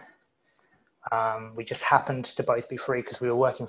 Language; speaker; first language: English; native; English